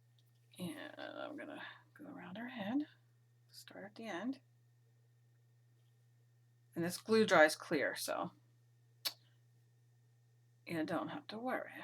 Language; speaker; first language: English; native; English